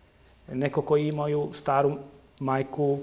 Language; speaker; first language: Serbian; non-native, local second language; Turkish